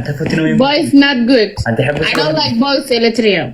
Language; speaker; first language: English; non-native, learner; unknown